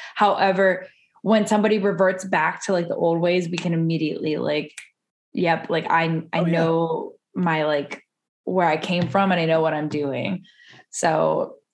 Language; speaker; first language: English; early bilingual, other home language; Italian